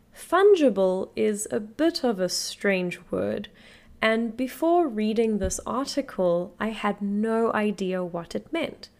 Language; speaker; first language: English; native; English